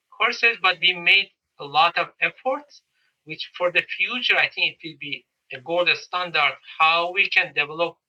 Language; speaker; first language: English; non-native, fluent; Persian